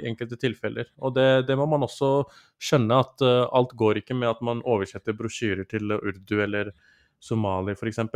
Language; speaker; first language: Norwegian; early bilingual, other home language; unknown